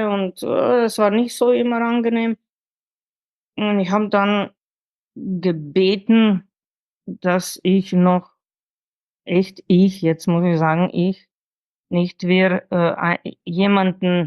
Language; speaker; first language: German; non-native, fluent; Slovenian